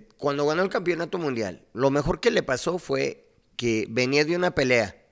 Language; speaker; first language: Spanish; native; Spanish